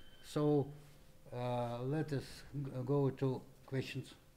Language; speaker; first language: English; non-native, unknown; Russian